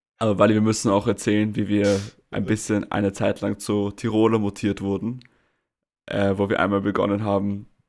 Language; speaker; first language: German; native; German